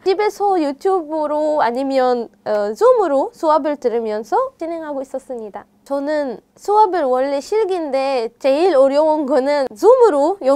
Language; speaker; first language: Korean; non-native, fluent; Arabic